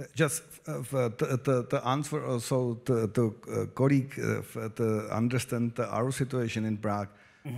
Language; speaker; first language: English; non-native, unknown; Czech